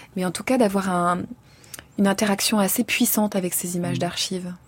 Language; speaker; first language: French; native; French